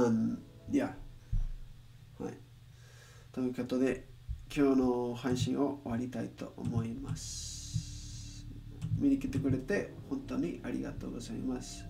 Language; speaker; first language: Japanese; non-native, learner; English